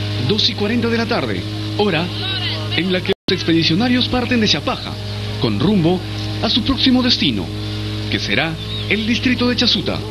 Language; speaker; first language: Spanish; native; Spanish